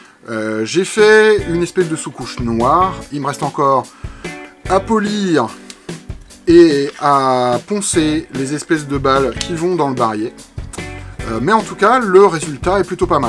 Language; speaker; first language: French; native; French